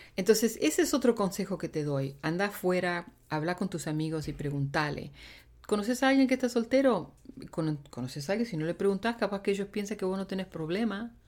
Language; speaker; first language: Spanish; native; Spanish